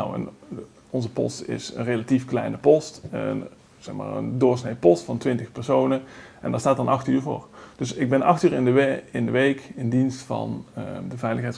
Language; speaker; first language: Dutch; native; Dutch